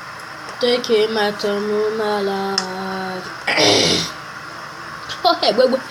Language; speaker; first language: French; native; French